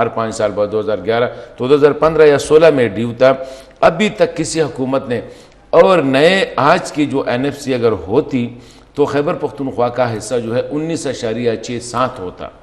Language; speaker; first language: Urdu; non-native, local second language; Pashto